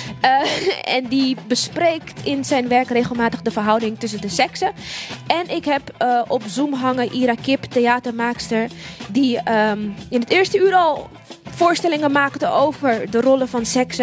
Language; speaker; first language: Dutch; native; Dutch